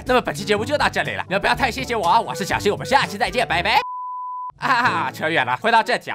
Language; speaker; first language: Chinese; native; Chinese